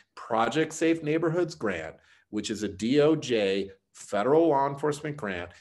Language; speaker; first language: English; native; English